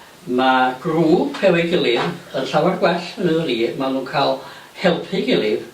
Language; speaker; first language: Welsh; native; Welsh